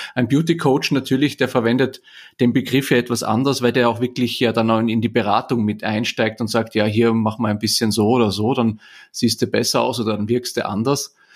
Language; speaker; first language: German; native; German